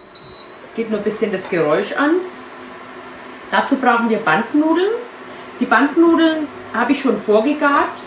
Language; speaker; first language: German; native; German